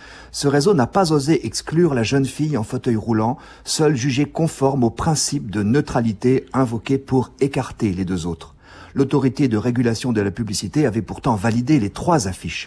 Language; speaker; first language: French; native; French